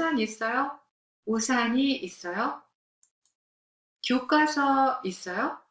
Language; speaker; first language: Korean; non-native, fluent; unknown